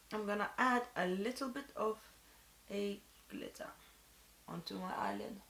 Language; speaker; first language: English; non-native, fluent; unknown